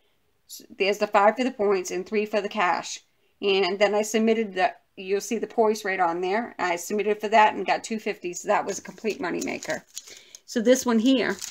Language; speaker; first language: English; native; English